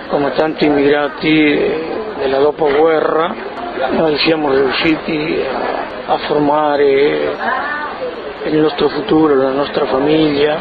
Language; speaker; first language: Italian; early bilingual, heritage; Italian